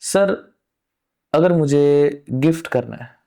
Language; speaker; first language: Hindi; non-native, local second language; Punjabi